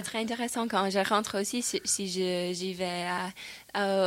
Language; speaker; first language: French; non-native, fluent; English